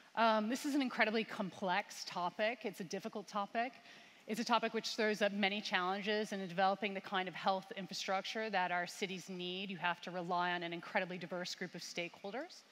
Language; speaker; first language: English; native; English